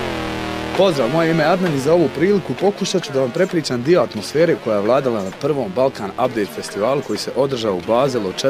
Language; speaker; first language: Croatian; native; Croatian